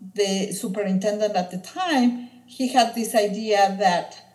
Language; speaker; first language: English; non-native, fluent; Spanish